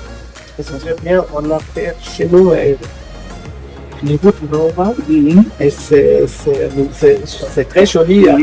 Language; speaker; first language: French; non-native, learner; German